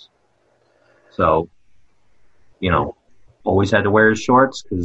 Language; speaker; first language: English; native; English